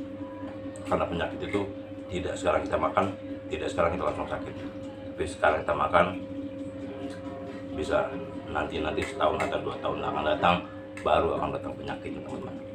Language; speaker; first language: Indonesian; native; Indonesian